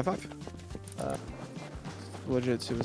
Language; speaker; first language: English; native; English